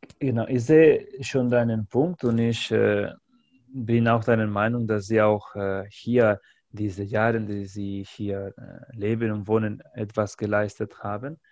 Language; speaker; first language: German; non-native, fluent; Spanish